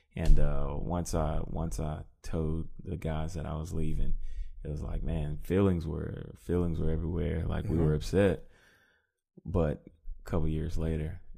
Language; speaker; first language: English; native; English